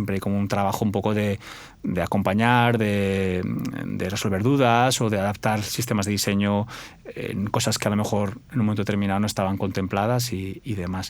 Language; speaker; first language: Spanish; native; Spanish